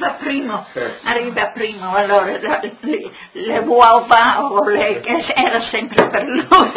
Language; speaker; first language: Italian; non-native, local second language; Friulian